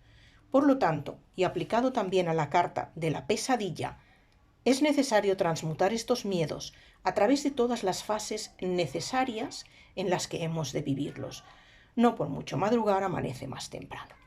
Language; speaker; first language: Spanish; native; Spanish